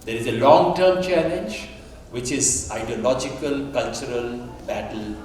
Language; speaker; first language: English; non-native, local second language; Hindi